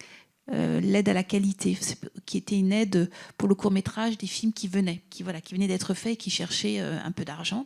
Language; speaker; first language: French; native; French